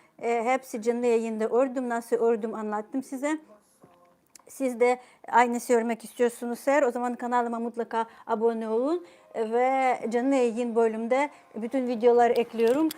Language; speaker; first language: Turkish; non-native, fluent; Ukrainian